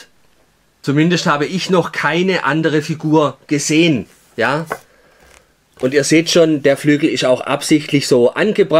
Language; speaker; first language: German; native; German